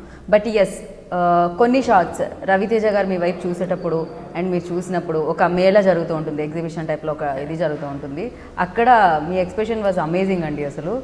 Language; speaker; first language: Telugu; native; Telugu